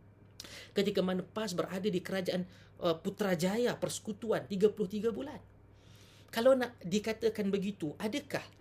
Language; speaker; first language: Malay; native; Malay